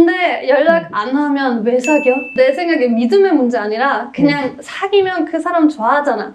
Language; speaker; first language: Korean; non-native, fluent; German